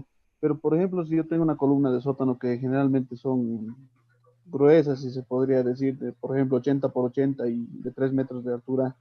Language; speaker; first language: Spanish; native; Spanish